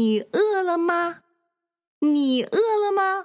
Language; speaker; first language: Chinese; non-native, fluent; English